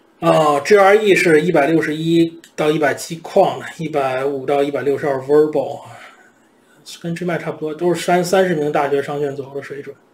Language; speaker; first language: Chinese; native; Chinese